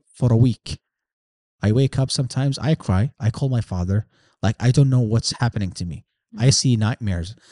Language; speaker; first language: English; non-native, fluent; Arabic